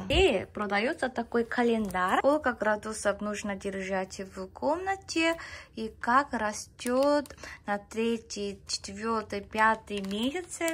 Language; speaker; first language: Russian; non-native, learner; Korean